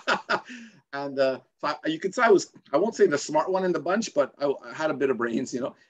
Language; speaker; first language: English; native; English